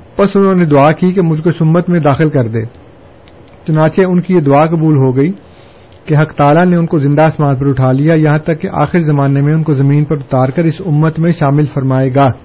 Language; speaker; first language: Urdu; non-native, local second language; Punjabi